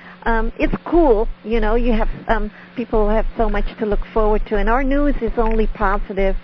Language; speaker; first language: English; non-native, fluent; Dutch